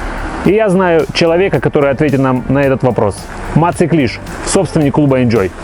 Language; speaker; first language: Russian; native; Russian